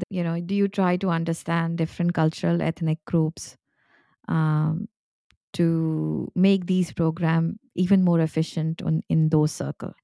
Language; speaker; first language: English; non-native, local second language; Hindi